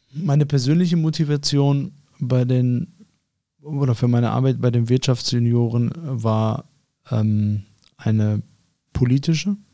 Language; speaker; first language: German; early bilingual, other home language; Arabic